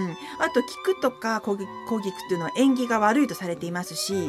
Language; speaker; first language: Japanese; native; Japanese